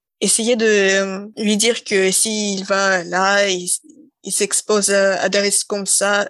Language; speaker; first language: French; non-native, fluent; Russian